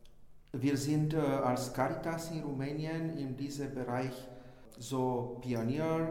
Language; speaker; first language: German; non-native, fluent; Romanian